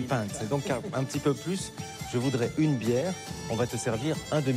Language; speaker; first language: French; native; French